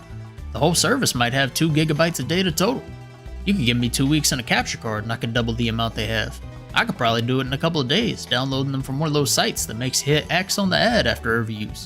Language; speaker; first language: English; native; English